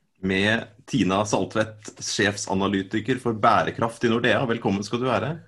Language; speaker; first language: Norwegian; native; Norwegian